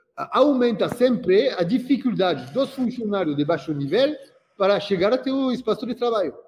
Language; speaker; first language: Portuguese; non-native, fluent; French